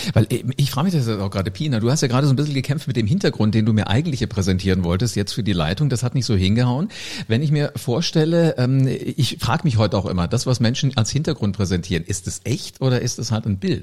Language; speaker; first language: German; native; German